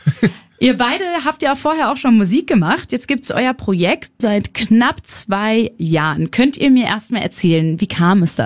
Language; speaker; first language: German; native; German